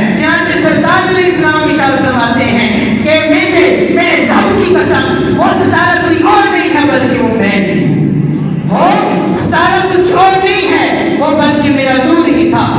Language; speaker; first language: Urdu; non-native, local second language; Punjabi